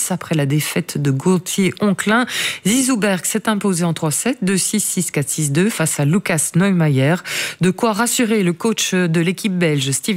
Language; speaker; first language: French; native; French